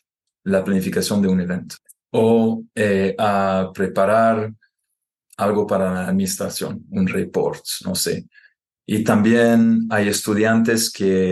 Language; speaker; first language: Spanish; non-native, fluent; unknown